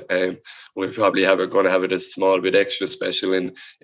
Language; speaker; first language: English; native; English